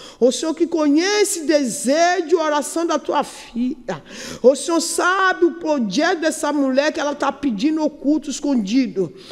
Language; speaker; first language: Portuguese; non-native, learner; Yoruba